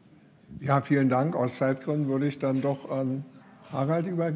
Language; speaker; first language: German; native; German